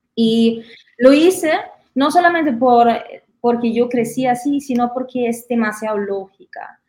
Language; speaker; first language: Spanish; non-native, fluent; German